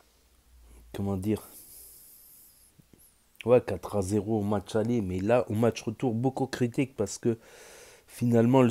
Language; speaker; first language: French; native; French